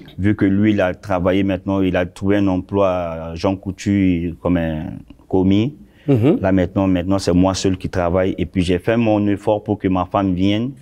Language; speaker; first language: French; non-native, local second language; Sango